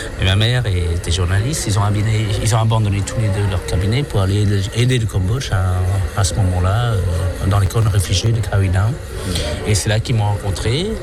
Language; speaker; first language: French; non-native, fluent; Khmer